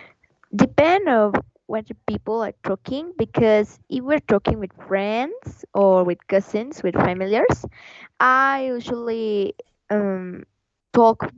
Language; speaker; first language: English; non-native, learner; Spanish